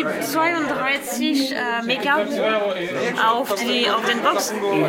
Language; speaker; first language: German; non-native, learner; French